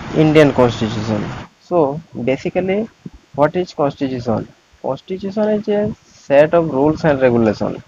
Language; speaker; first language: English; non-native, local second language; Odia